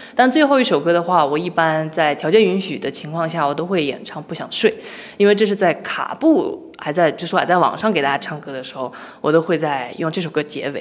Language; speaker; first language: Chinese; native; Chinese